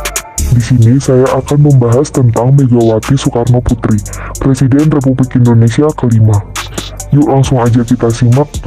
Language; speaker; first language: Indonesian; native; Indonesian